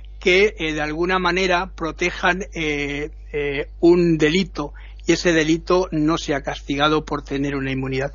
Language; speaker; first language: Spanish; native; Spanish